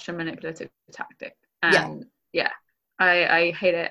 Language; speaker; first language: English; native; English